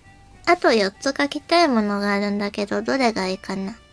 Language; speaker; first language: Japanese; native; Japanese